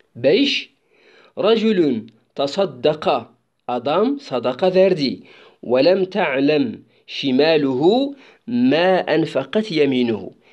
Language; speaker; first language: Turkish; non-native, fluent; Arabic